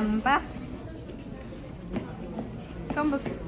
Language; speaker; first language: Swedish; non-native, learner; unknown